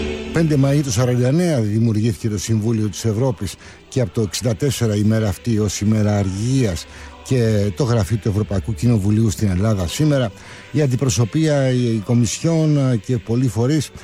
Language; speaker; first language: Greek; native; Greek